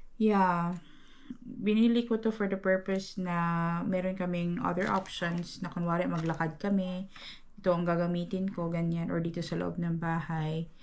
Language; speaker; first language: Filipino; non-native, local second language; Cebuano